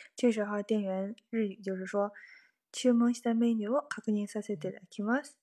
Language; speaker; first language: Japanese; non-native, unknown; Chinese